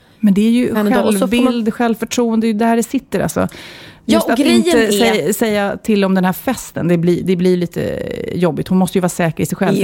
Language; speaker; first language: Swedish; native; Swedish